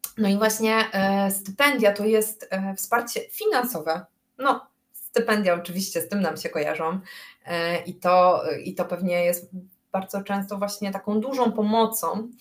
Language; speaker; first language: Polish; native; Polish